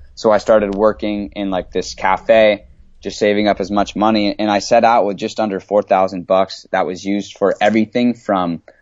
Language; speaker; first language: English; native; English